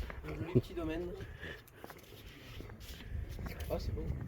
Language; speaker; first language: French; native; French